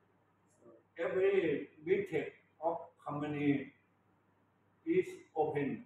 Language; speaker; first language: English; non-native, learner; Thai